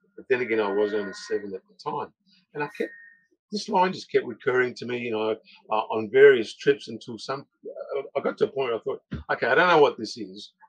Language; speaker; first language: English; native; English